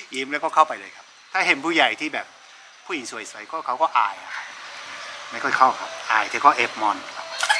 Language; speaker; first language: Thai; non-native, fluent; Japanese